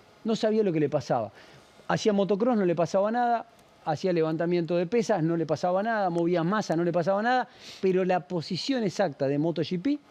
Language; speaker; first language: Spanish; native; Spanish